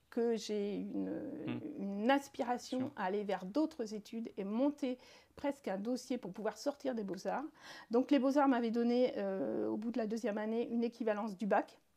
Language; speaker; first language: French; native; French